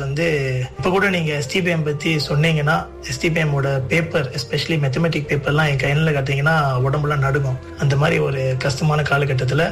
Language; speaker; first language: Tamil; early bilingual, heritage; Tamil